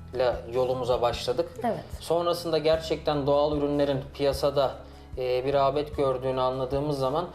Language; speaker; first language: Turkish; native; Turkish